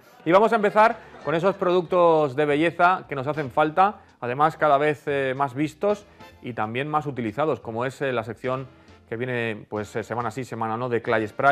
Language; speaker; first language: Spanish; native; Spanish